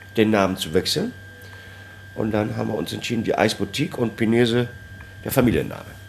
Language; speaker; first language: German; non-native, fluent; Italian